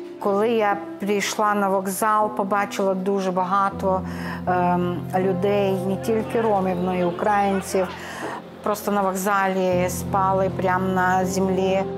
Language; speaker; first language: Ukrainian; non-native, local second language; Romany